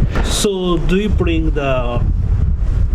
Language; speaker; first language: English; non-native, learner; Japanese